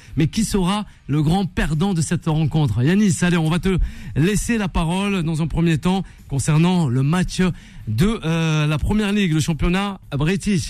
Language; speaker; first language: French; native; French